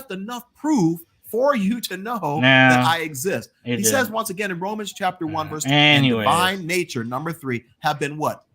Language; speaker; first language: English; native; English